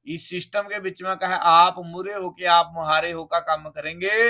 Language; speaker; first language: Hindi; non-native, local second language; Punjabi